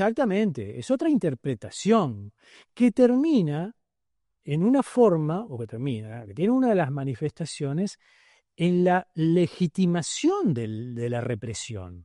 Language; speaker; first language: Spanish; native; Spanish